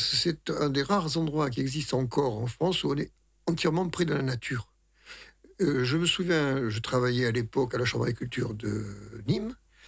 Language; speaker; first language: French; native; French